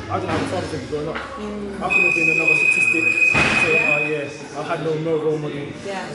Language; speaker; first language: English; native; English